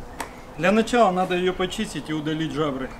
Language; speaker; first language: Russian; native; Russian